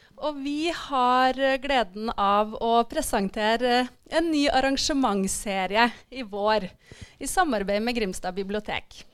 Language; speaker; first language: Norwegian; native; Norwegian